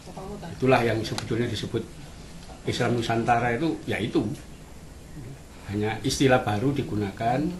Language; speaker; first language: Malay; non-native, local second language; Javanese